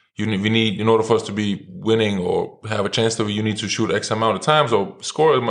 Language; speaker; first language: English; non-native, fluent; Lithuanian